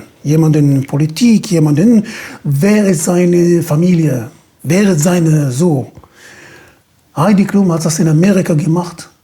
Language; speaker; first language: German; non-native, fluent; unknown